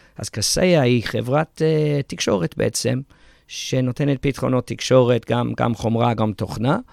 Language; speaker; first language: Hebrew; early bilingual, heritage; Hebrew